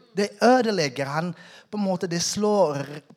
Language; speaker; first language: Norwegian; non-native, fluent; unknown